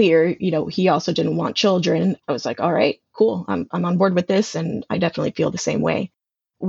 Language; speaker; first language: English; native; English